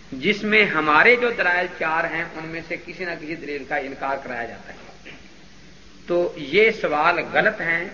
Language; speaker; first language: Urdu; non-native, local second language; Punjabi